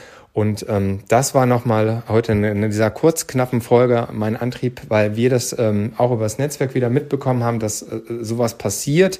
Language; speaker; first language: German; native; German